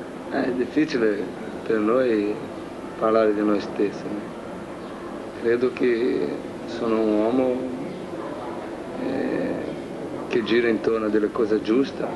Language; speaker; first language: Italian; non-native, fluent; Portuguese